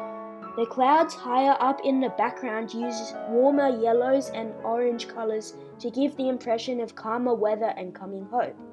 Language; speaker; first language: English; native; English